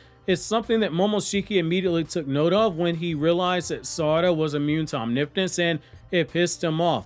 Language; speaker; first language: English; native; English